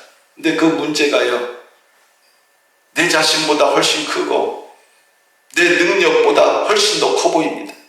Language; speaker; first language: Korean; native; Korean